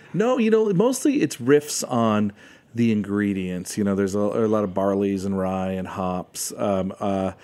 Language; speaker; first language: English; native; English